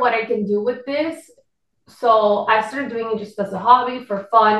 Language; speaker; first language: English; non-native, fluent; Spanish